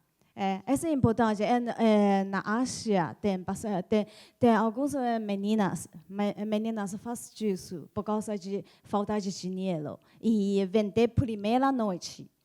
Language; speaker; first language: Portuguese; non-native, learner; Chinese